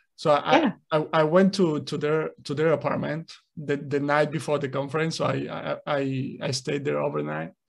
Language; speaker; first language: English; non-native, fluent; Spanish